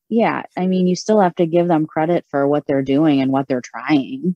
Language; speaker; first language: English; native; English